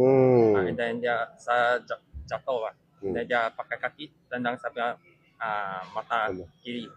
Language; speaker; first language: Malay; non-native, local second language; Chinese